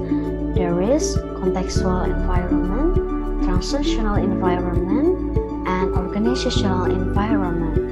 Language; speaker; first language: English; non-native, learner; Indonesian